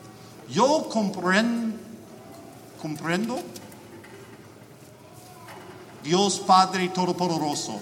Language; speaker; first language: Spanish; non-native, learner; English